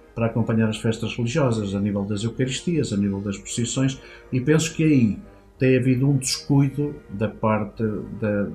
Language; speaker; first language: Portuguese; native; Portuguese